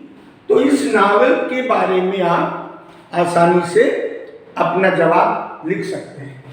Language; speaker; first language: Hindi; native; Hindi